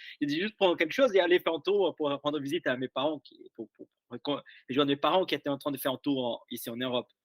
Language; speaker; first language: French; non-native, fluent; Portuguese